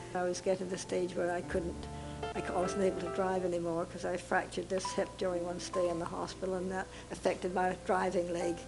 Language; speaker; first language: English; native; English